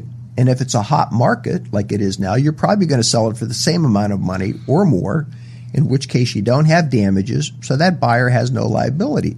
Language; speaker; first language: English; native; English